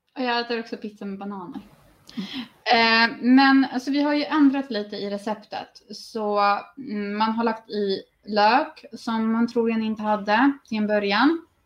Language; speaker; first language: Swedish; native; Swedish